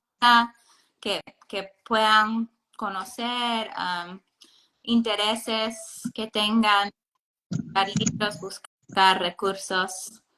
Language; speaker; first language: Spanish; non-native, fluent; English